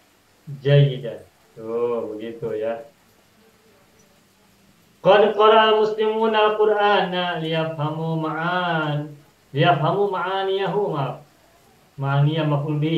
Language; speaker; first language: Arabic; non-native, fluent; Indonesian